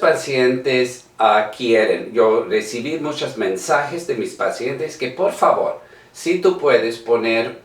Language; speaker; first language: Spanish; non-native, learner; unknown